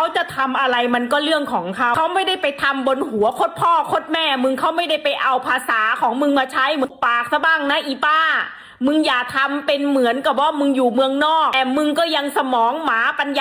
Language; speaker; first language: Thai; native; Thai